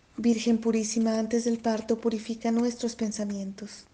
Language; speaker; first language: Spanish; native; Spanish